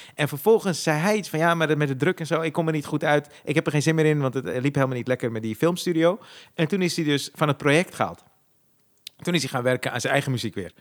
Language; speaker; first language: Dutch; native; Dutch